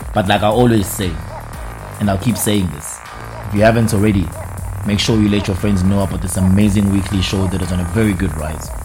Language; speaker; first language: English; non-native, local second language; Zulu